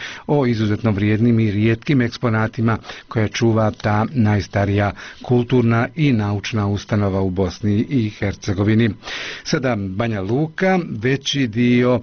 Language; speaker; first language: Croatian; native; Croatian